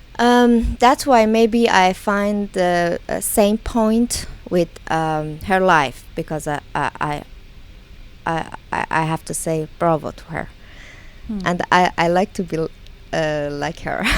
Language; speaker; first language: English; non-native, learner; Persian